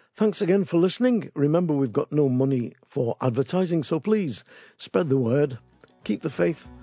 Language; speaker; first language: English; native; English